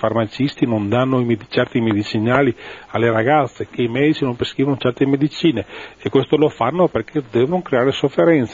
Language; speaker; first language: Italian; native; Italian